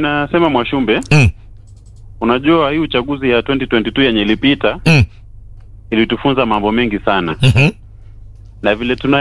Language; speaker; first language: Swahili; non-native, local second language; Gusii